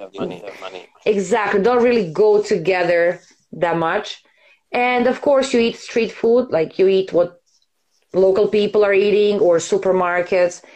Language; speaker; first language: English; non-native, fluent; Serbian